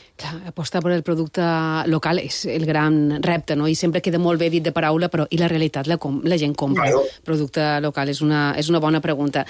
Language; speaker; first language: Catalan; native; Catalan